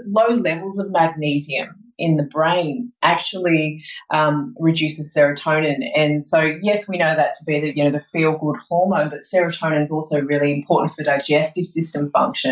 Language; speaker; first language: English; native; English